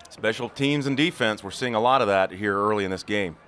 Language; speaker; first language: English; native; English